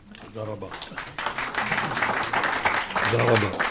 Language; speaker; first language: Hebrew; early bilingual, other home language; Yiddish